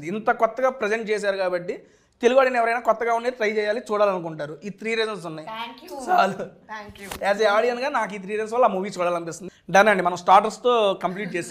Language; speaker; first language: Telugu; native; Telugu